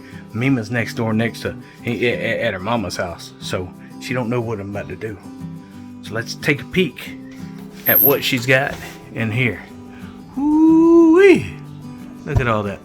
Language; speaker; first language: English; native; English